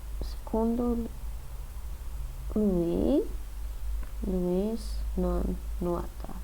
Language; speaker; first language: Italian; non-native, learner; English